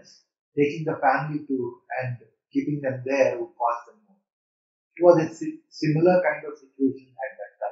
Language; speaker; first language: English; non-native, local second language; Persian